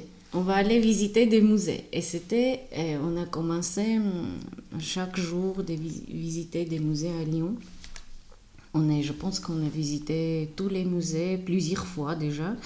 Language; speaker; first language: French; non-native, fluent; Armenian